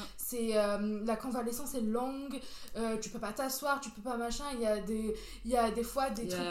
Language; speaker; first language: French; non-native, local second language; Kabyle